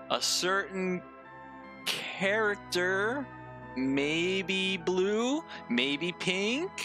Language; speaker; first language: English; native; English